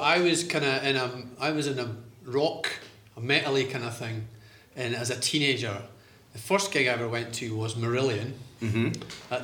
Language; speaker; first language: English; native; English